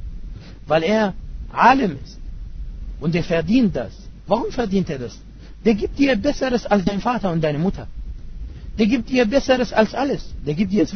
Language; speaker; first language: German; non-native, fluent; Arabic